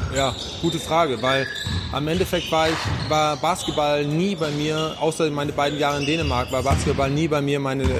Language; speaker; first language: German; early bilingual, other home language; Danish